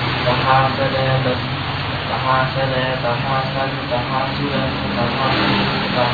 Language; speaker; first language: Arabic; non-native, learner; Indonesian